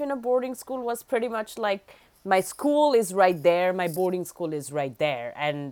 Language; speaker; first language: English; non-native, local second language; Bangla